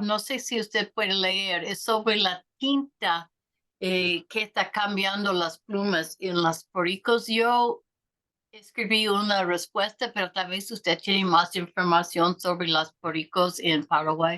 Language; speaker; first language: Spanish; non-native, learner; English